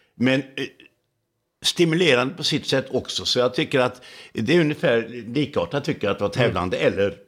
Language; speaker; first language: Swedish; native; Swedish